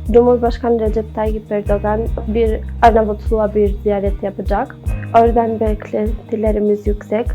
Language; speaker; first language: Turkish; non-native, learner; Albanian